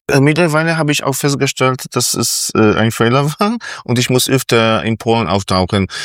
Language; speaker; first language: German; non-native, fluent; Polish